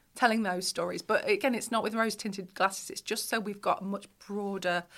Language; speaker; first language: English; native; English